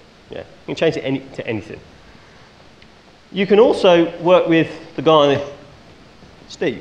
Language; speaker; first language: English; native; English